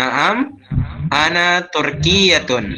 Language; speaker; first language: Arabic; non-native, learner; Indonesian